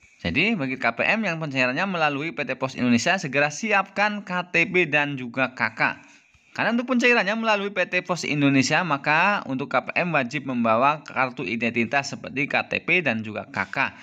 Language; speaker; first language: Indonesian; native; Indonesian